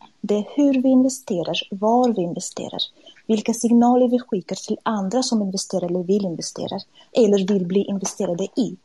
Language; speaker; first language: Swedish; non-native, fluent; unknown